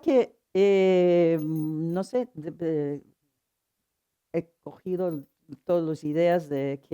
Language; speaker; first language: Spanish; non-native, fluent; English